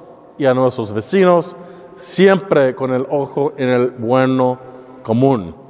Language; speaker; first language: Spanish; non-native, learner; English